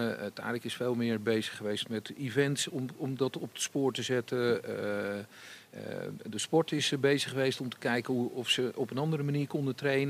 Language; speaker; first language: Dutch; native; Dutch